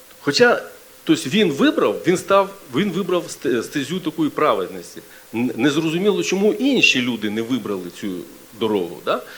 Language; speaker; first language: Ukrainian; non-native, local second language; Russian